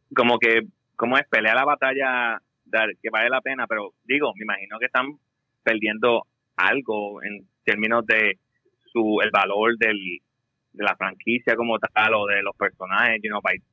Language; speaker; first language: Spanish; native; Spanish